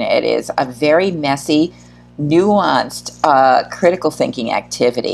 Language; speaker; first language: English; native; English